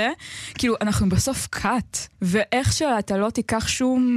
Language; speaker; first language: Hebrew; native; Hebrew